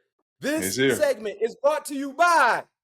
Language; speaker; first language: English; native; English